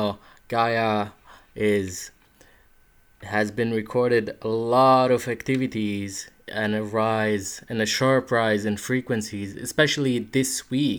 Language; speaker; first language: English; non-native, fluent; Arabic